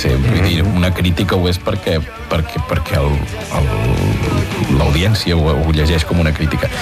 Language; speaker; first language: Catalan; native; Catalan